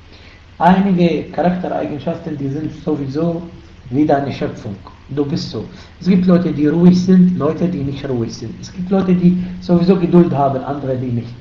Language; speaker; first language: German; non-native, fluent; Arabic